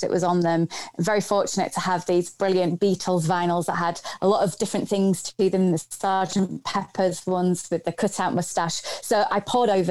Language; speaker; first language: English; native; English